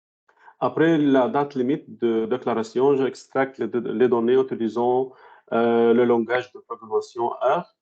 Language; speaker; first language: French; non-native, fluent; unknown